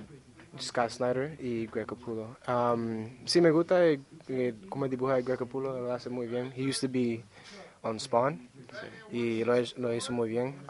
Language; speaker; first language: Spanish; early bilingual, heritage; Spanish